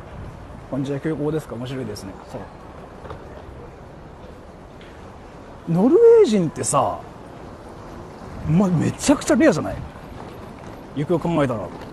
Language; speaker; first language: Japanese; native; Japanese